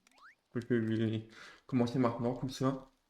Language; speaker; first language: French; native; French